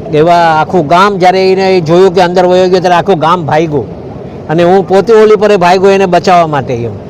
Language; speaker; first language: Gujarati; native; Gujarati